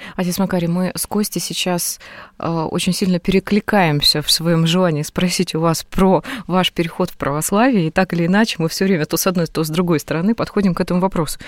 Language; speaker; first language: Russian; native; Russian